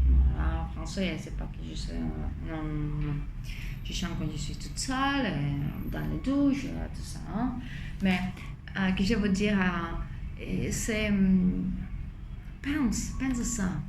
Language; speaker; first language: French; non-native, fluent; Spanish